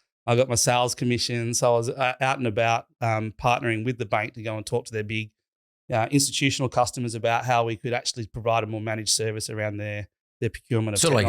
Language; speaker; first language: English; native; English